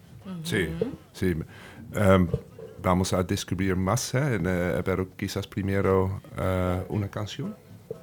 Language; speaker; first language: Spanish; non-native, learner; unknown